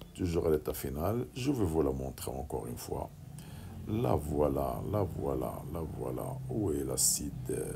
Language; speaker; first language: French; non-native, local second language; Arabic